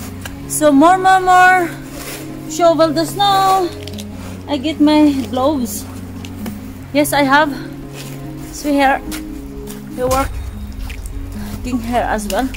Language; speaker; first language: English; non-native, learner; Filipino